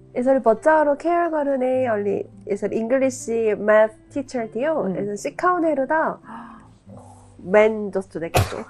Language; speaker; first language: Nepali; non-native, learner; Korean